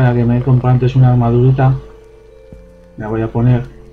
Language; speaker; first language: Spanish; native; Spanish